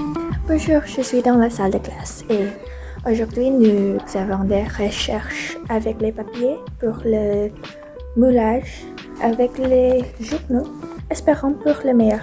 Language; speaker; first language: French; non-native, learner; Indonesian